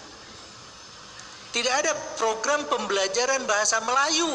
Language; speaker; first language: Indonesian; native; Indonesian